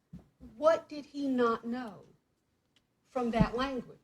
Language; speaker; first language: English; native; English